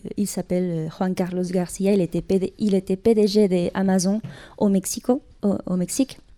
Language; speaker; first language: French; non-native, fluent; Spanish